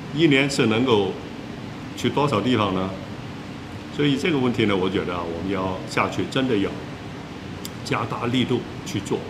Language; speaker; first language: Chinese; non-native, local second language; Cantonese